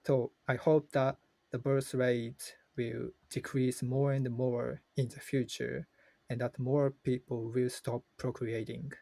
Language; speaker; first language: English; non-native, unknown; Japanese